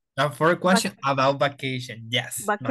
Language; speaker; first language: English; non-native, fluent; Spanish